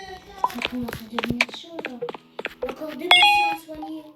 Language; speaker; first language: French; native; French